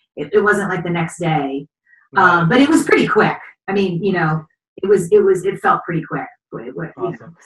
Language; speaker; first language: English; native; English